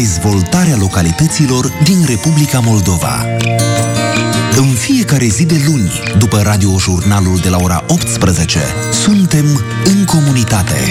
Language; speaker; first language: Romanian; native; Romanian